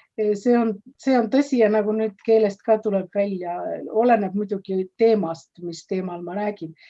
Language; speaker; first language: Estonian; native; Estonian